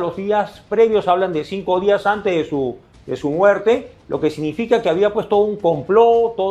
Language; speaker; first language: Spanish; native; Spanish